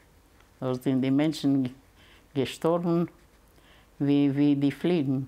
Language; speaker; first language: German; early bilingual, heritage; German